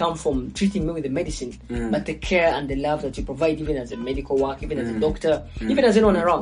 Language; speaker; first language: English; non-native, local second language; Ganda